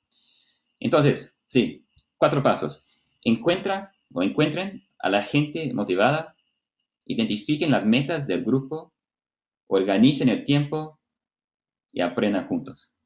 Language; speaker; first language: Spanish; non-native, fluent; Portuguese